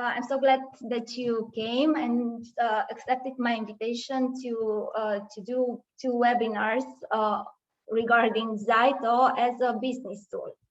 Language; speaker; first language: English; non-native, fluent; Romanian